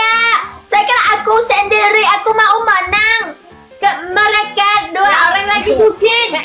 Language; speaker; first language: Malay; non-native, learner; Vietnamese